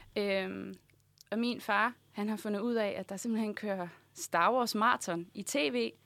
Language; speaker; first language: Danish; native; Danish